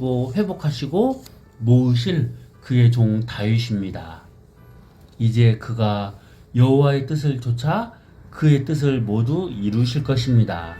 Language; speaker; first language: Korean; native; Korean